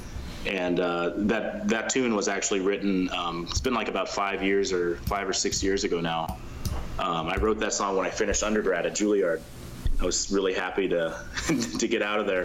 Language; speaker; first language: English; native; English